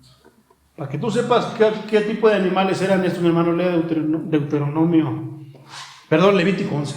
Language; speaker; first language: Spanish; native; Spanish